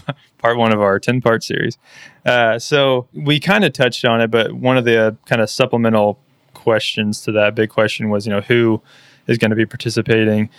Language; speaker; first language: English; native; English